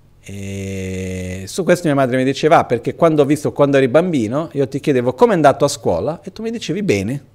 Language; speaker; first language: Italian; non-native, fluent; Portuguese